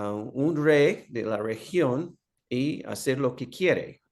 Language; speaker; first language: Spanish; non-native, fluent; English